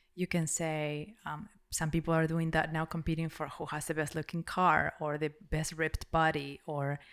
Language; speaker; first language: English; non-native, fluent; Spanish